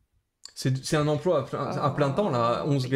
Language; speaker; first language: French; native; French